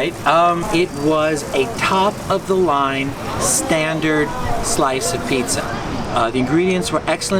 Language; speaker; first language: English; native; English